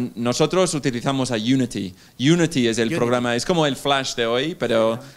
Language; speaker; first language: Spanish; non-native, fluent; English